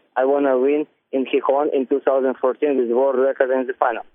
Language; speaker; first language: English; non-native, learner; Ukrainian